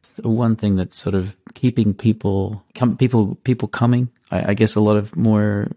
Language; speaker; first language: English; native; English